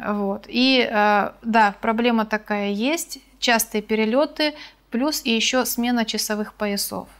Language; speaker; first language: Russian; native; Russian